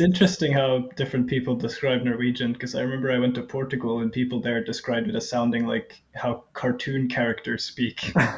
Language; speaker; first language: English; non-native, fluent; Norwegian